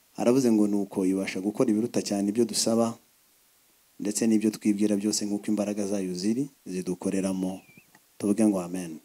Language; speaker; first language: Kinyarwanda; early bilingual, heritage; Kinyarwanda